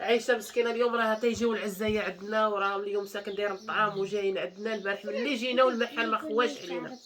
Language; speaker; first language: Arabic; native; Arabic